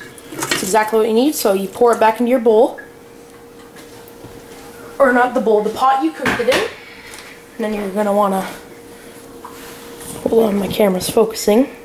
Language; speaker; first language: English; native; English